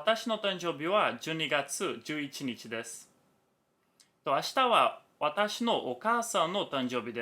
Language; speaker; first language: Japanese; non-native, fluent; Portuguese